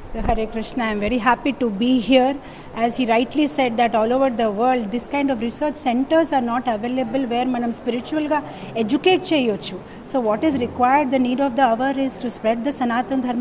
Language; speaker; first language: English; non-native, local second language; Telugu